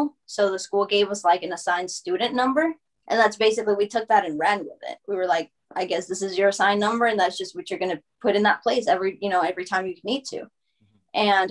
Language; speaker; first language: English; early bilingual, other home language; Spanish